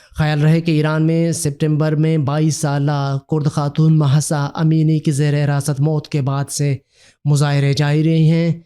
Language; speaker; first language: Urdu; non-native, local second language; Baluchi